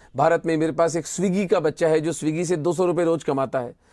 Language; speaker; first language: Hindi; native; Hindi